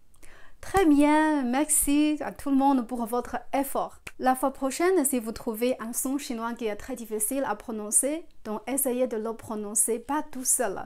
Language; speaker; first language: French; non-native, fluent; Chinese